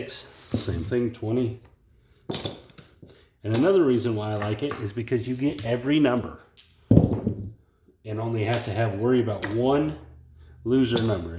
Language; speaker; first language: English; native; English